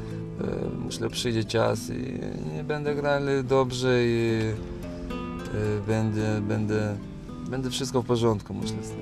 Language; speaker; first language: Polish; non-native, fluent; Lithuanian